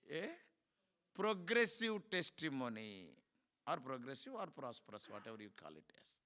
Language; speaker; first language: English; non-native, local second language; Telugu